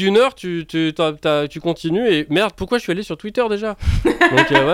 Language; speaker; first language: French; native; French